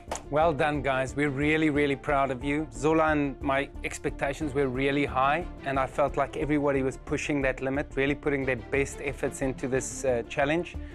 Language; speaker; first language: English; non-native, local second language; Afrikaans